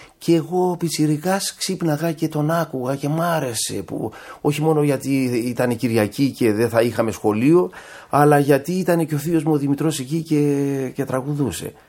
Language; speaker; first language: Greek; native; Greek